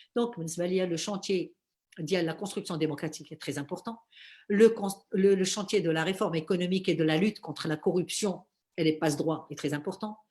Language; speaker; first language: French; non-native, local second language; Arabic